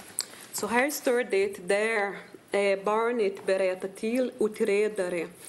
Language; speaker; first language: Swedish; non-native, fluent; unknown